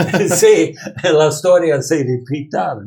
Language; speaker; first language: Spanish; non-native, learner; English